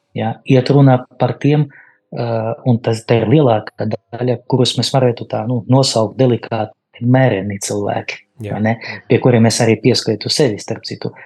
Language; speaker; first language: Latvian; non-native, local second language; Russian